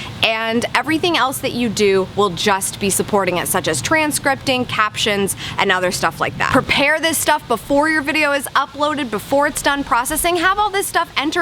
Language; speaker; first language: English; native; English